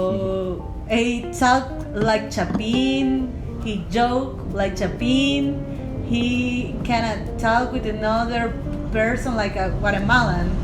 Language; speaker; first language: English; non-native, learner; Spanish